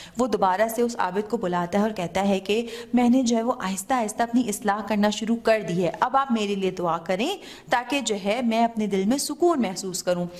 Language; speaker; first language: Urdu; native; Urdu